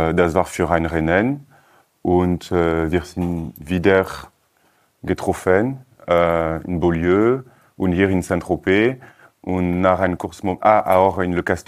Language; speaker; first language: German; non-native, learner; French